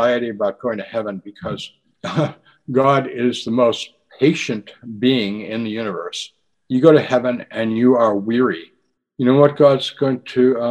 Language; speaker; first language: English; native; English